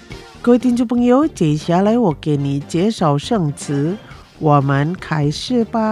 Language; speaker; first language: Chinese; non-native, local second language; Indonesian